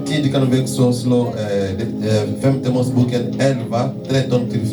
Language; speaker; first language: Swedish; non-native, fluent; Lingala